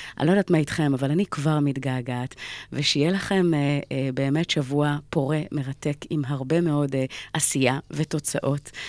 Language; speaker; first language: Hebrew; native; Hebrew